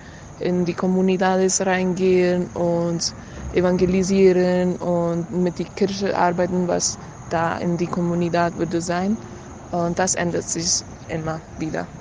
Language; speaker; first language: German; non-native, learner; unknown